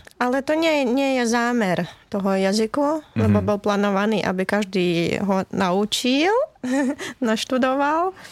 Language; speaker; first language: Slovak; non-native, fluent; Lithuanian